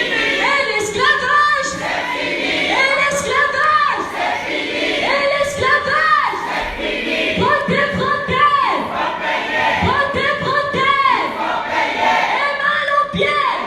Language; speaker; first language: French; native; French